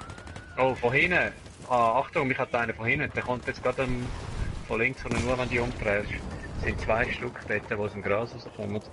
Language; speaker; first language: German; native; German